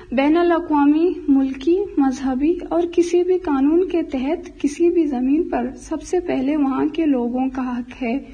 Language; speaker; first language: Urdu; non-native, local second language; Baluchi